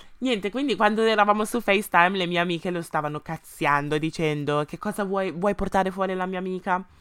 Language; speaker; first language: Italian; early bilingual, other home language; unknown